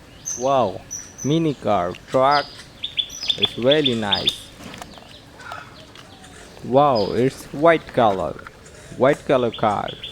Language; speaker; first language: English; non-native, learner; Indonesian